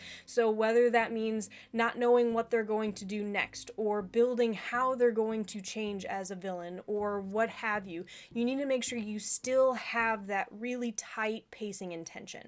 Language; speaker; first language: English; native; English